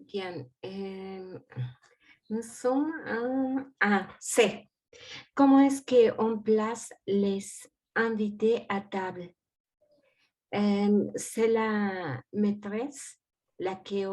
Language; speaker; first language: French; non-native, learner; Spanish